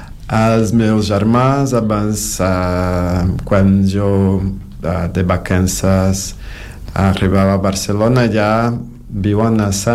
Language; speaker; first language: Catalan; non-native, learner; Portuguese